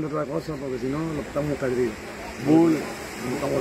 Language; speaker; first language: Spanish; native; Spanish